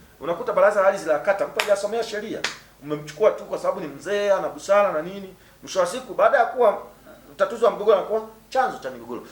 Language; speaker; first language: Swahili; native; Swahili